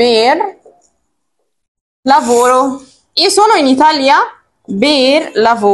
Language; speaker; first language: Italian; non-native, fluent; Arabic